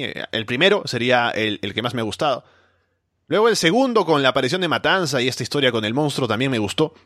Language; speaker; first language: Spanish; native; Spanish